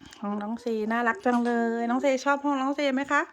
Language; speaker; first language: Thai; native; Thai